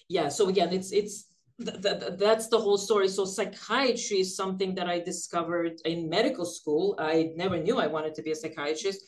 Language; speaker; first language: English; early bilingual, other home language; Ukrainian